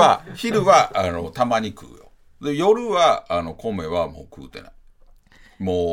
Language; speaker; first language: Japanese; native; Japanese